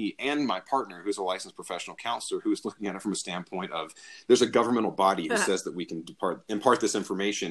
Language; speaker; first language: English; native; English